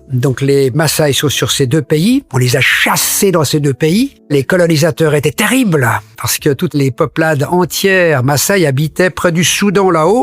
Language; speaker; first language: French; native; French